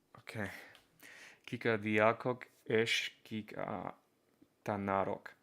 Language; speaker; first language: Hungarian; non-native, learner; English